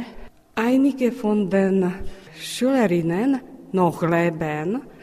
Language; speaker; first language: German; non-native, learner; Czech